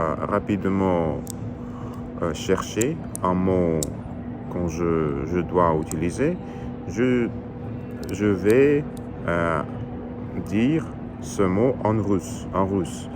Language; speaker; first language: French; non-native, learner; Russian